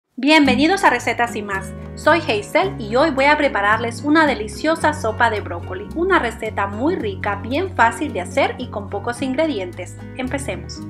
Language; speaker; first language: Spanish; native; Spanish